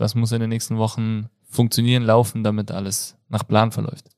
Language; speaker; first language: German; native; German